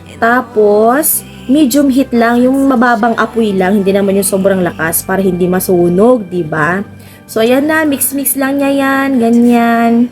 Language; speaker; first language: Filipino; non-native, local second language; Iloko